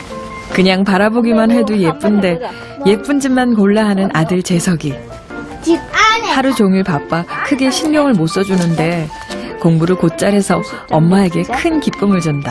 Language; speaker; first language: Korean; native; Korean